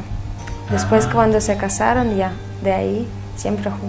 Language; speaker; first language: Spanish; non-native, fluent; Russian